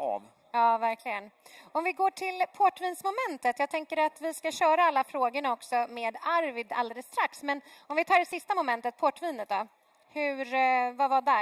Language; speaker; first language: Swedish; native; Swedish